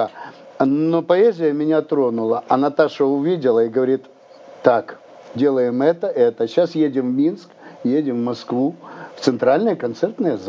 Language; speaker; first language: Russian; native; Russian